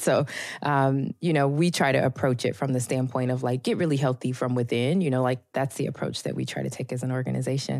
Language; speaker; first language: English; native; English